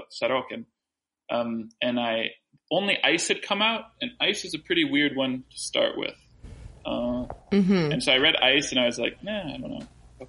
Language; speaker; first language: English; early bilingual, other home language; French